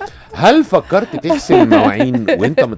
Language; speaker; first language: Arabic; native; Arabic